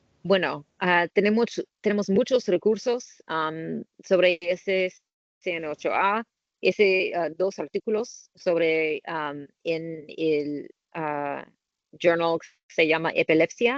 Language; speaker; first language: Spanish; non-native, learner; English